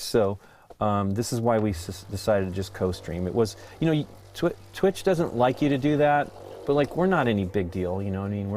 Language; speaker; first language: English; native; English